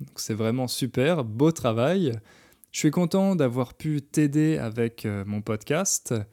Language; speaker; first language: French; native; French